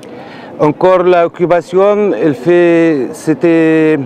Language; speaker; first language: French; non-native, learner; Arabic